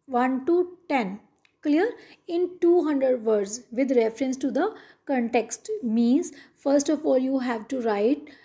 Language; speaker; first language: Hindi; non-native, local second language; Punjabi